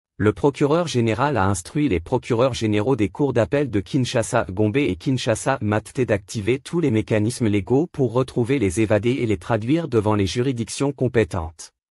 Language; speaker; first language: French; non-native, local second language; Lingala